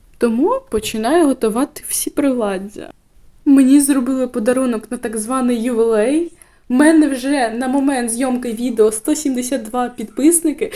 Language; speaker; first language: Ukrainian; native; Ukrainian